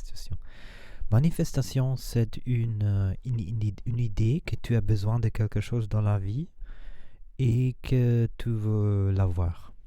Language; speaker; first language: French; non-native, learner; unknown